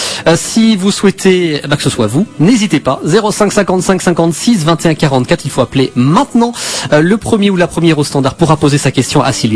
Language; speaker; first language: French; native; French